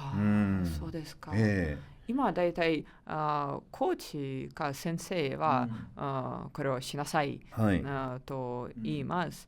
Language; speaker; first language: Japanese; non-native, learner; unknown